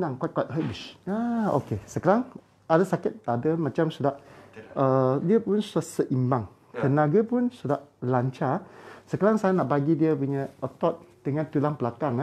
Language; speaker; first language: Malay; non-native, local second language; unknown